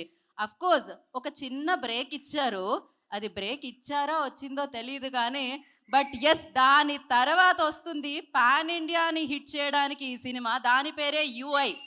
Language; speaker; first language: Telugu; native; Telugu